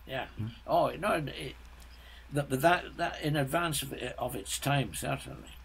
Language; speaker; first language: English; native; English